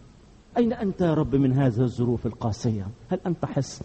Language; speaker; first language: Arabic; native; Arabic